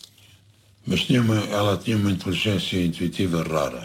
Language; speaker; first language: Portuguese; native; Portuguese